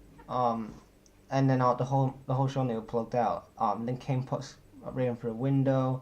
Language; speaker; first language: English; native; English